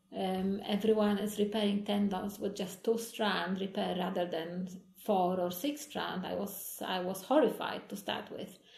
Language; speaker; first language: English; non-native, fluent; Polish